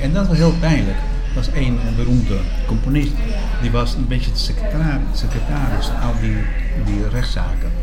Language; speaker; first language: Dutch; non-native, fluent; Spanish